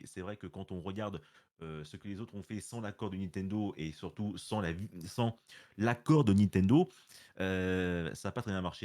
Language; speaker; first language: French; native; French